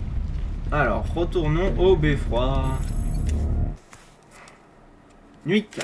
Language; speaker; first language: French; native; French